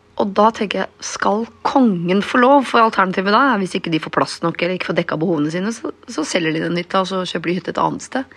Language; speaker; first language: Norwegian; native; Norwegian